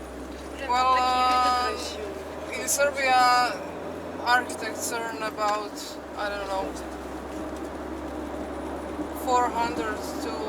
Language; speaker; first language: English; non-native, fluent; Croatian